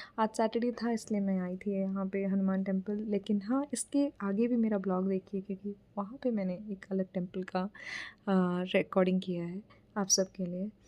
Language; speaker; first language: Hindi; non-native, local second language; Bangla